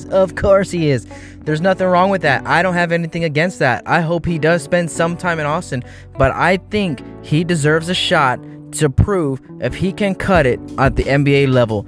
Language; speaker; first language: English; native; English